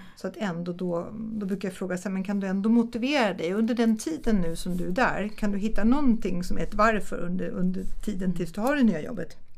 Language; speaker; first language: Swedish; early bilingual, other home language; German